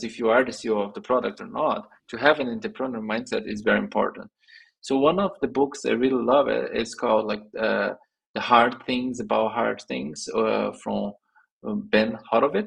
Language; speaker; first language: English; non-native, fluent; Portuguese